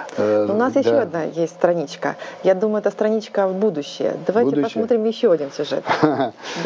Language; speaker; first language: Russian; native; Russian